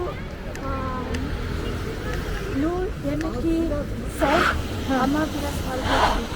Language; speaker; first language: Turkish; non-native, learner; Malay